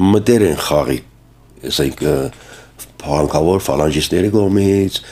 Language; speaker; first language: Armenian; early bilingual, heritage; Armenian